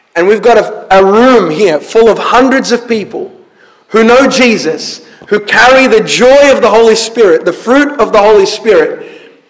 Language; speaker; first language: English; early bilingual, other home language; Arabic